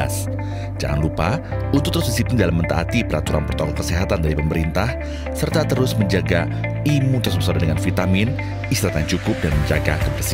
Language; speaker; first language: Indonesian; native; Indonesian